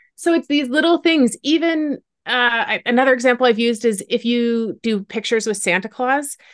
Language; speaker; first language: English; native; English